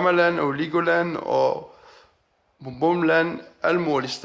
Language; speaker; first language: Danish; non-native, learner; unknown